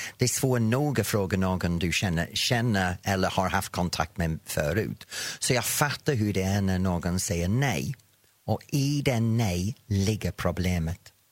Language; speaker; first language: Swedish; non-native, fluent; English